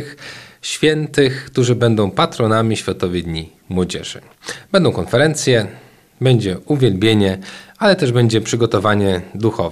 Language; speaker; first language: Polish; native; Polish